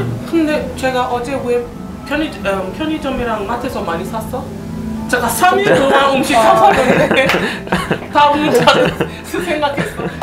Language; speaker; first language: Korean; non-native, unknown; English